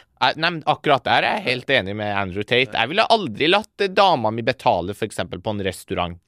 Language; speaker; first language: Norwegian; early bilingual, other home language; Persian